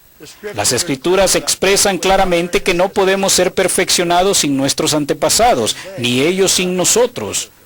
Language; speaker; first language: Spanish; native; Spanish